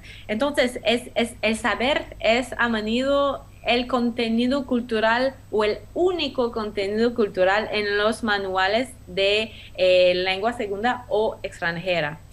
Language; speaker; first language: Spanish; non-native, fluent; French